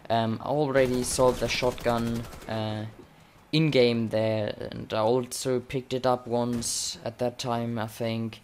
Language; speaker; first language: English; non-native, fluent; Swiss German